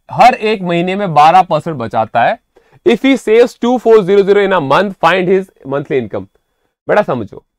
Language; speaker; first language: Hindi; native; Hindi